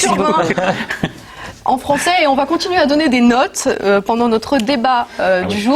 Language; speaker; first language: French; native; French